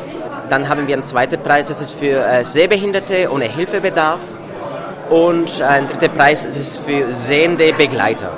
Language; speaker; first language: German; non-native, fluent; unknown